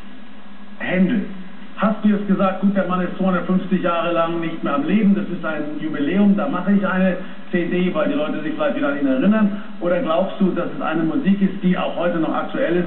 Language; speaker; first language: German; native; German